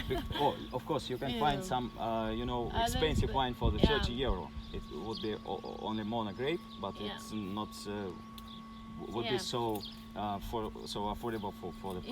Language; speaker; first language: English; non-native, learner; Russian